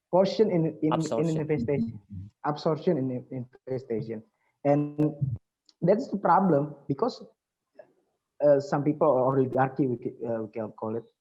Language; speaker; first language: English; non-native, learner; Indonesian